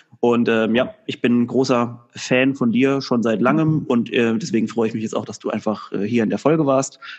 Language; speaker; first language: German; native; German